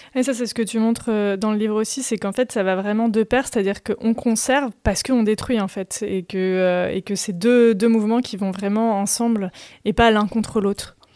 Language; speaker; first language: French; native; French